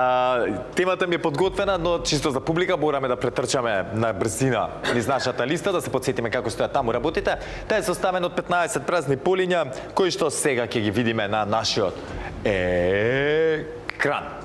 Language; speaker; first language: Macedonian; native; Macedonian